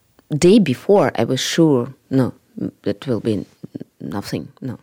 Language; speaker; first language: English; non-native, learner; Russian